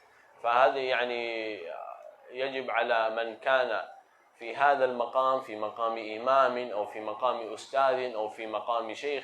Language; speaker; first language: Arabic; native; Arabic